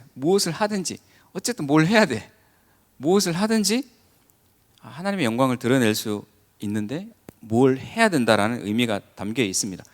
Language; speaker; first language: Korean; native; Korean